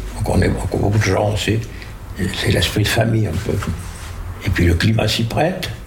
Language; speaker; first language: French; native; French